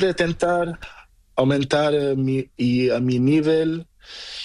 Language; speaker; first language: Spanish; non-native, learner; Portuguese